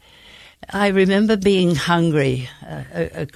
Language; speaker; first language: English; native; English